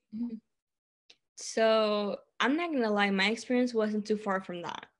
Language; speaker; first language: English; non-native, fluent; Spanish